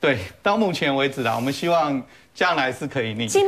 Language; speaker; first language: Chinese; native; Chinese